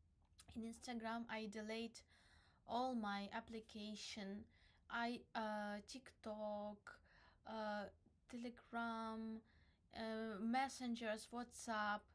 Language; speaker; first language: English; non-native, learner; Crimean Tatar